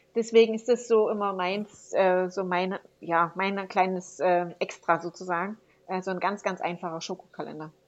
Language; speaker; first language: German; native; German